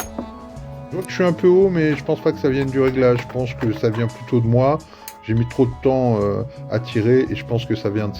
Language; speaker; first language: French; native; French